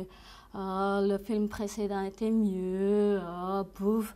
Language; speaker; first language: French; non-native, fluent; Portuguese